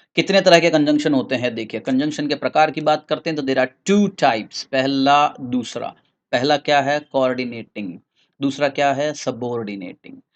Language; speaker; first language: Hindi; native; Hindi